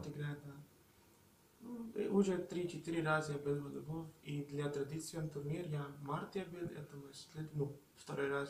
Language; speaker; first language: Russian; non-native, learner; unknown